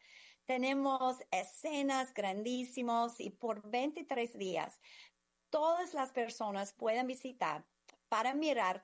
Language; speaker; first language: Spanish; non-native, fluent; English